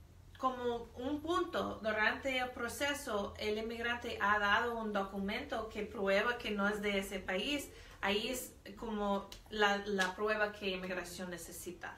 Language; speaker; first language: Spanish; non-native, fluent; English